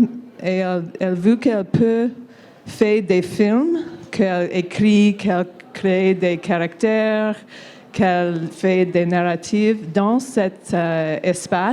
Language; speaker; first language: French; non-native, local second language; English